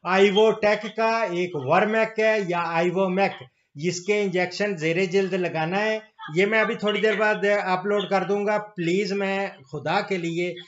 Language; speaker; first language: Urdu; native; Urdu